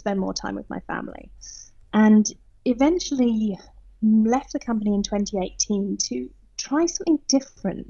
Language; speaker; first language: English; native; English